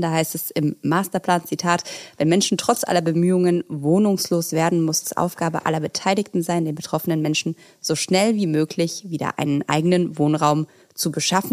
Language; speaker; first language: German; native; German